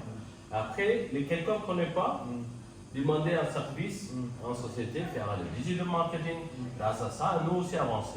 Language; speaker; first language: French; non-native, learner; Tamil